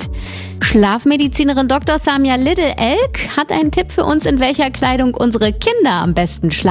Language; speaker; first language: German; native; German